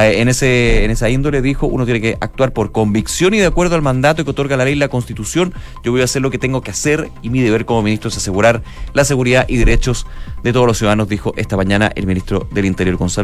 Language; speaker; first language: Spanish; native; Spanish